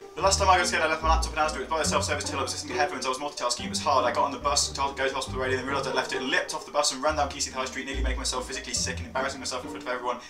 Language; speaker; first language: English; native; English